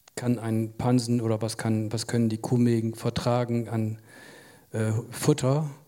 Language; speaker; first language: German; native; German